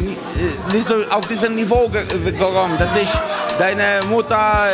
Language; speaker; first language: German; non-native, fluent; Polish